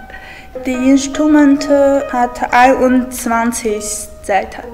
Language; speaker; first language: German; non-native, learner; Chinese